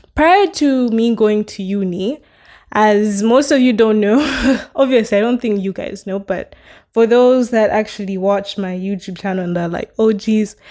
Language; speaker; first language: English; non-native, local second language; Nyanja